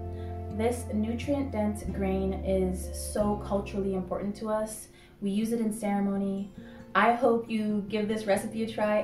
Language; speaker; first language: English; native; English